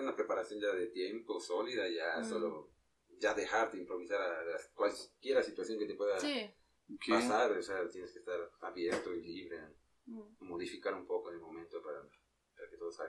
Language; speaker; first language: Spanish; native; Spanish